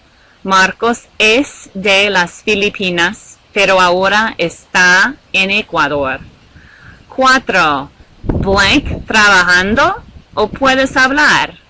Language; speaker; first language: Spanish; non-native, fluent; English